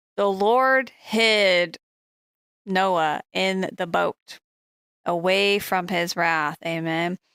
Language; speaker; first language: English; native; English